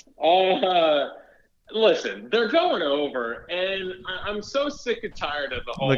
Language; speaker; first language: English; native; English